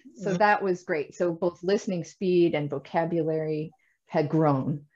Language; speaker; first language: English; native; English